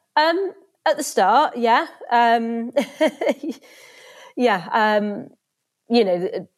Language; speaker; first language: English; native; English